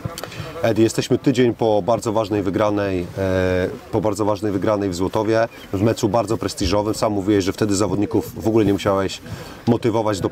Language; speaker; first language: Polish; native; Polish